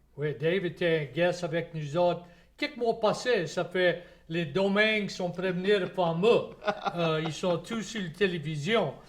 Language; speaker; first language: French; native; French